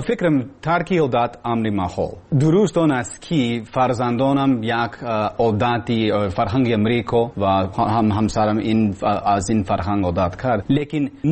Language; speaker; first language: Persian; non-native, learner; English